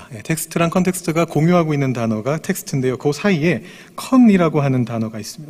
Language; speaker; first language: Korean; native; Korean